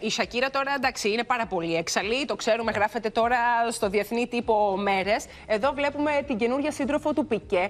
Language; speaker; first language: Greek; native; Greek